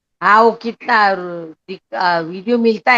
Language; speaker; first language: Hindi; non-native, local second language; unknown